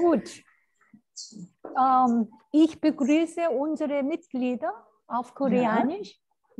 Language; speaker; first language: German; non-native, fluent; Korean